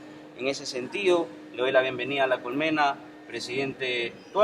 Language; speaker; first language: Spanish; native; Spanish